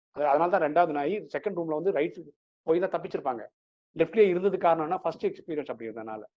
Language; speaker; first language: Tamil; non-native, local second language; Malayalam